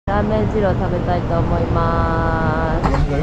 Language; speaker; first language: Japanese; native; Japanese